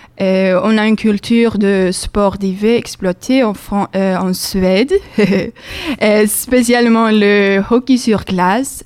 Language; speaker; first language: French; non-native, learner; Swedish